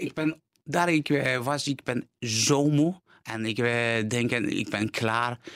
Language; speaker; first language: Dutch; non-native, learner; Persian